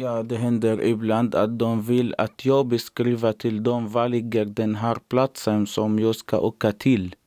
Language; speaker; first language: Swedish; non-native, learner; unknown